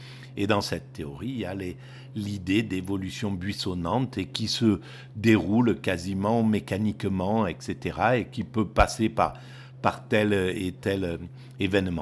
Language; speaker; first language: French; native; French